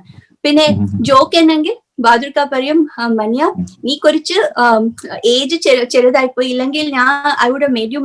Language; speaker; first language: Malayalam; non-native, learner; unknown